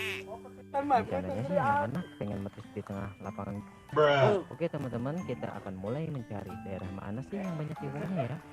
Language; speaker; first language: Indonesian; non-native, local second language; Sundanese